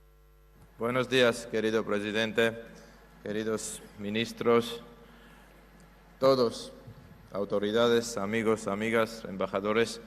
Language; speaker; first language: Spanish; non-native, fluent; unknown